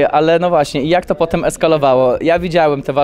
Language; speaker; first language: Polish; native; Polish